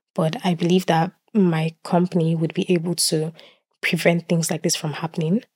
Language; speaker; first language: English; non-native, local second language; Yoruba